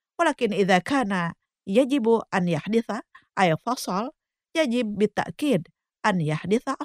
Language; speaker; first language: Arabic; non-native, fluent; Indonesian